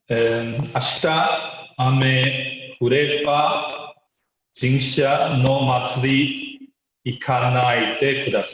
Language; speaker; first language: Japanese; non-native, learner; English